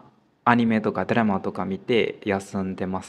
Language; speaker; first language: Japanese; non-native, fluent; Burmese